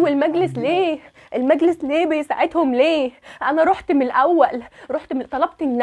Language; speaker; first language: Arabic; native; Arabic